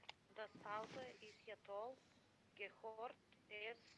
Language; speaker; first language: German; non-native, learner; Macedonian